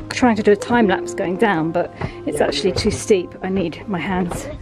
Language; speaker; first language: English; native; English